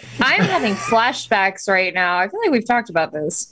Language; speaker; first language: English; native; English